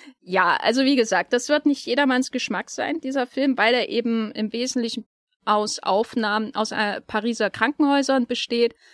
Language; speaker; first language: German; native; German